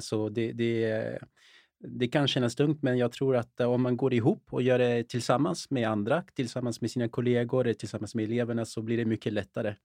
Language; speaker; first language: Swedish; early bilingual, other home language; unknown